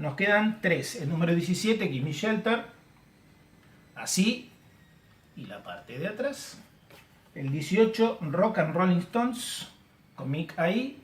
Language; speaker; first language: Spanish; native; Spanish